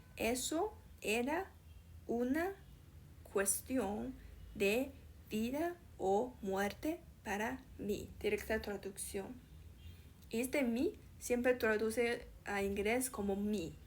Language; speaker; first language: Spanish; non-native, fluent; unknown